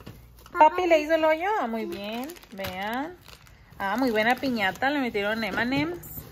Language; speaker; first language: Spanish; native; Spanish